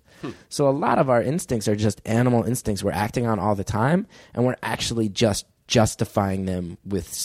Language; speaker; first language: English; native; English